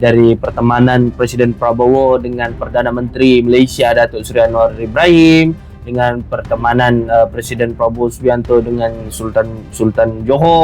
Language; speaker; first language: Malay; native; Malay